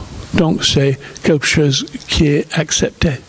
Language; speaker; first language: French; non-native, fluent; English